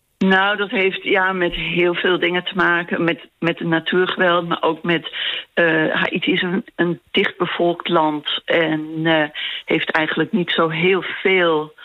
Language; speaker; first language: Dutch; native; Dutch